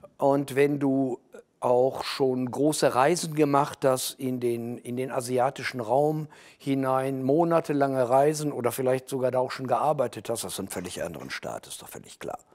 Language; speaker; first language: German; native; German